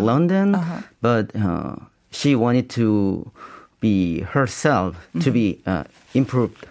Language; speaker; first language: English; non-native, learner; Korean